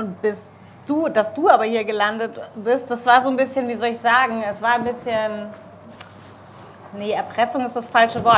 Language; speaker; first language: German; native; German